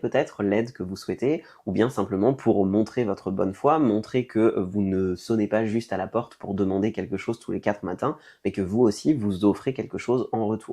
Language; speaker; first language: French; native; French